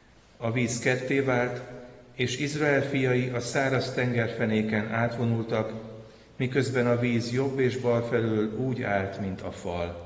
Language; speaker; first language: Hungarian; native; Hungarian